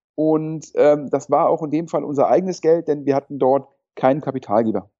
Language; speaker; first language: German; native; German